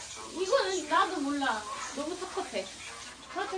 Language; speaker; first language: Korean; non-native, learner; Swedish